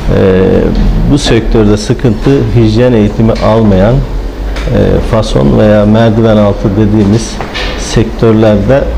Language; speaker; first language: Turkish; native; Turkish